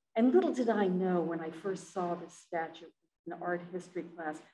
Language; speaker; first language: English; native; English